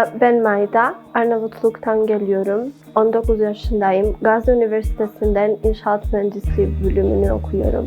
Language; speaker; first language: Turkish; non-native, learner; Albanian